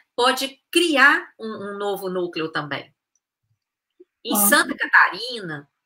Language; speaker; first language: Portuguese; native; Portuguese